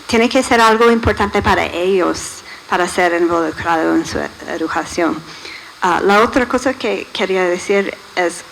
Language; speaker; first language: Spanish; non-native, fluent; English